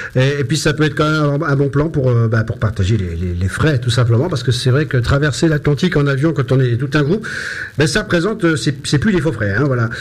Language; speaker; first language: French; native; French